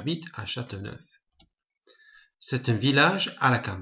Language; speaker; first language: French; non-native, fluent; English